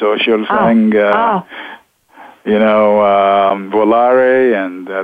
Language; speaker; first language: English; non-native, fluent; Arabic